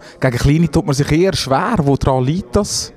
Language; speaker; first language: German; native; German